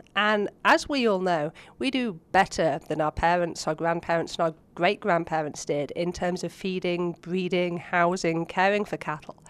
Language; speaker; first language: English; native; English